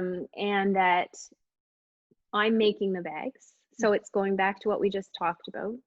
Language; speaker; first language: English; native; English